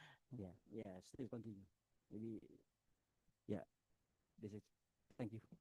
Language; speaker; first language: English; non-native, learner; Indonesian